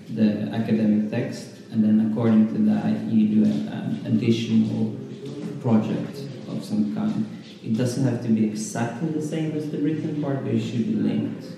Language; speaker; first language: English; non-native, fluent; Finnish